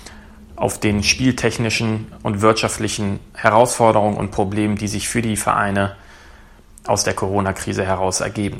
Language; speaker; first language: German; native; German